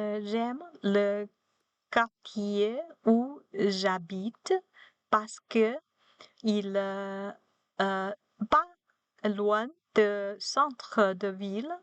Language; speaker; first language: French; non-native, learner; Chinese